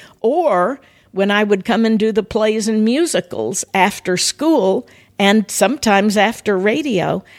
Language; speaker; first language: English; native; English